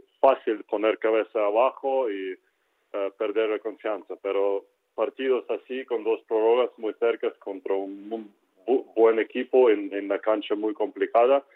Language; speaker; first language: Spanish; non-native, learner; Ukrainian